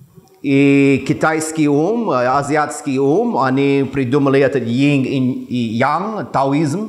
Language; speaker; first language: Russian; non-native, fluent; English